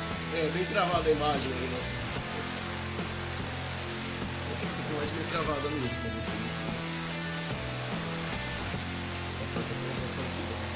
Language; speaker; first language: Portuguese; native; Portuguese